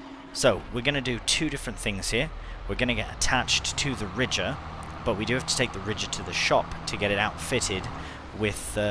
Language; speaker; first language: English; native; English